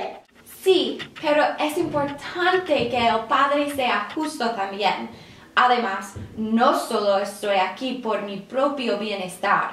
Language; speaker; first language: Spanish; non-native, learner; English